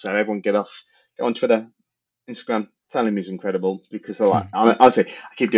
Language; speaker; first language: English; native; English